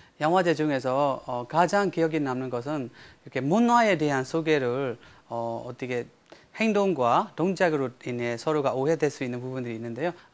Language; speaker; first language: Korean; non-native, fluent; Burmese